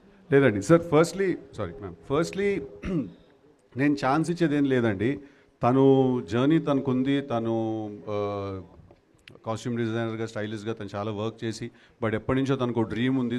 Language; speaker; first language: Telugu; native; Telugu